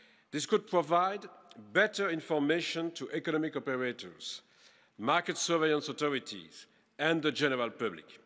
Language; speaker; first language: English; non-native, fluent; French